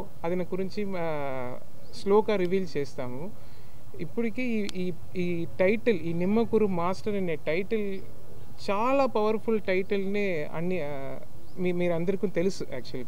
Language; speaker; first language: Telugu; non-native, learner; Tamil